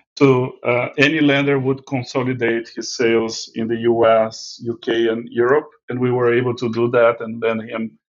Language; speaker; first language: English; non-native, fluent; Portuguese